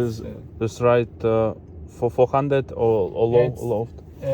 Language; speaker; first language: English; non-native, learner; Ukrainian